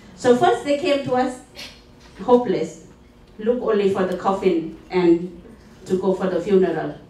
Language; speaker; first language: English; non-native, fluent; Thai